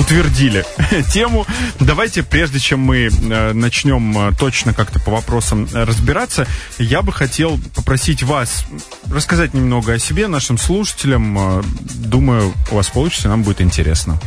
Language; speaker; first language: Russian; native; Russian